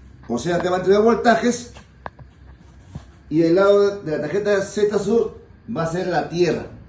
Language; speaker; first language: Spanish; native; Spanish